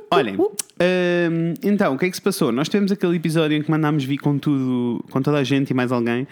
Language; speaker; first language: Portuguese; native; Portuguese